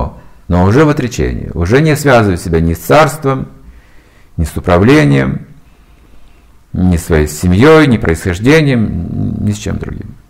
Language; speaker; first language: Russian; native; Russian